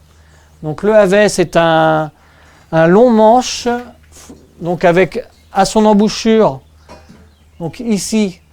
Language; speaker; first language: French; native; French